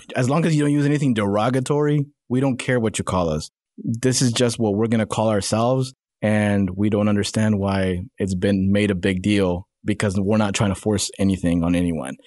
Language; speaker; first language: English; native; English